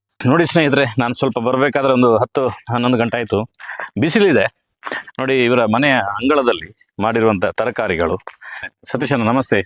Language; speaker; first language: Kannada; native; Kannada